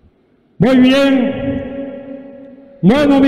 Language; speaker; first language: Spanish; native; Spanish